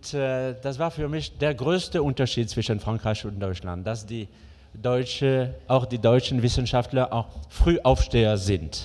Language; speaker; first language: German; non-native, fluent; French